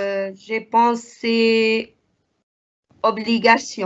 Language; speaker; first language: French; non-native, fluent; Arabic